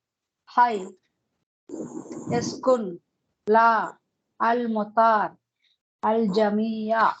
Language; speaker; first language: Arabic; non-native, learner; Tamil